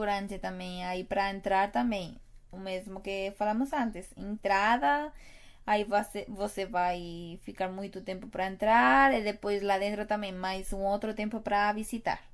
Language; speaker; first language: Portuguese; non-native, fluent; Spanish